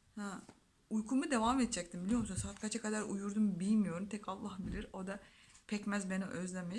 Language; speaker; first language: Turkish; non-native, fluent; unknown